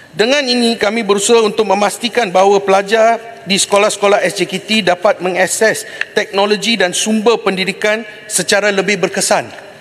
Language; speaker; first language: Malay; non-native, local second language; Tamil